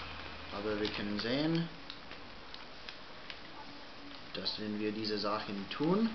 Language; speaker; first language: German; non-native, learner; English